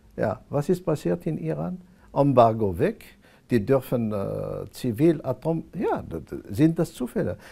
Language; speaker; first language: German; non-native, fluent; Arabic